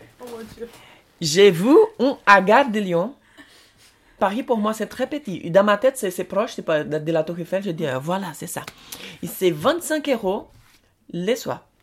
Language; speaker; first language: French; non-native, learner; Portuguese